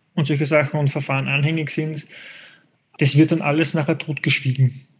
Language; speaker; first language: German; native; German